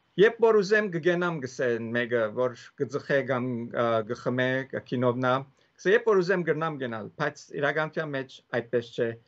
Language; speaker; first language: Armenian; early bilingual, heritage; Armenian